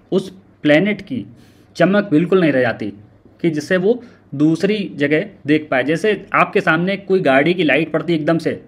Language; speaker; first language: Hindi; native; Hindi